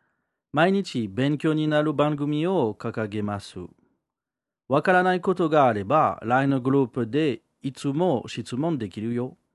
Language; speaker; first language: Japanese; non-native, learner; French